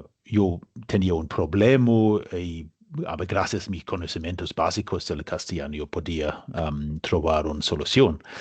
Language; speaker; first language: Spanish; non-native, learner; English